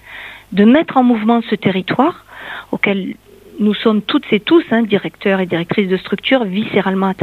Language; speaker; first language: French; native; French